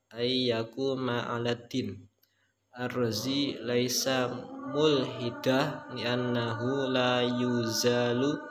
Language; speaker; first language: Arabic; non-native, learner; Indonesian